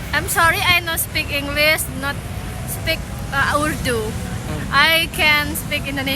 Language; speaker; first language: English; non-native, learner; Indonesian